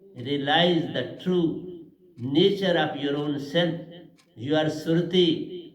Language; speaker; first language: English; non-native, local second language; Hindi